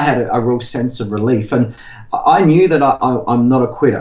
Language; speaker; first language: English; native; English